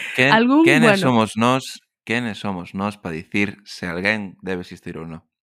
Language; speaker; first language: Galician; non-native, local second language; Spanish